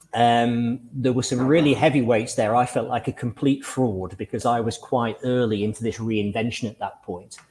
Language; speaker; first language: English; native; English